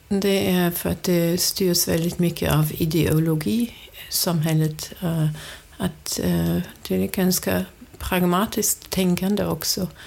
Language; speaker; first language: Swedish; non-native, fluent; German